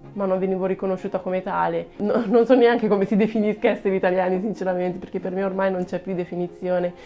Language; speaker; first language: Italian; early bilingual, other home language; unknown